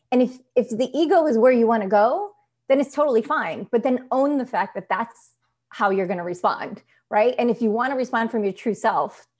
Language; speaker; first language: English; non-native, fluent; Italian